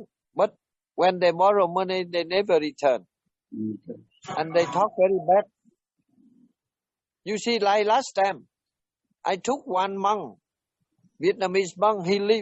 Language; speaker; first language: English; non-native, learner; Vietnamese